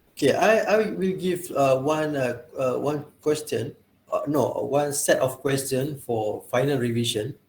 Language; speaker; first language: English; non-native, local second language; Malay